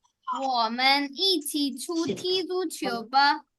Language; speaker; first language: Chinese; non-native, fluent; Urdu